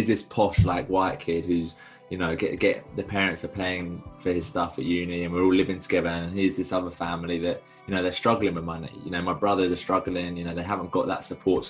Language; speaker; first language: English; native; English